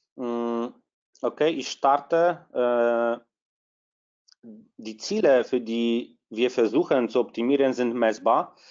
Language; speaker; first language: German; non-native, fluent; Polish